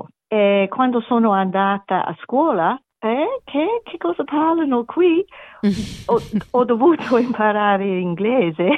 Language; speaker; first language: Italian; non-native, learner; German